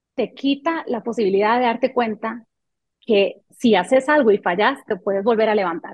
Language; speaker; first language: Spanish; early bilingual, other home language; French